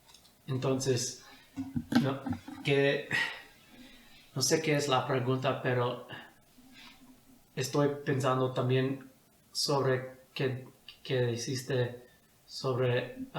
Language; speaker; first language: Spanish; non-native, fluent; English